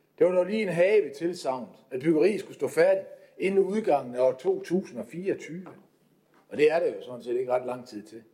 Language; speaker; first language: Danish; native; Danish